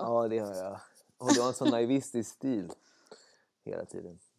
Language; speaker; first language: Swedish; native; Swedish